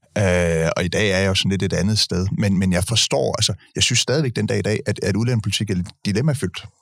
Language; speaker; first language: Danish; native; Danish